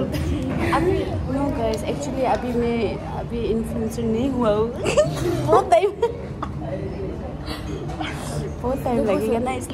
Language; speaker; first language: Hindi; non-native, local second language; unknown